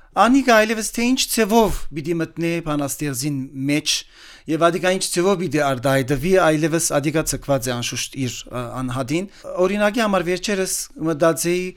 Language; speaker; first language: Armenian; early bilingual, heritage; Armenian